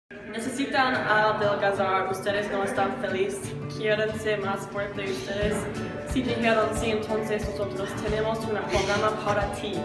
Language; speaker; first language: Spanish; non-native, learner; English